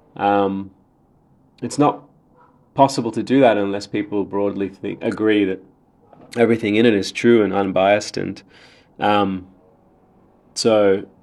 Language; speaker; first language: English; native; English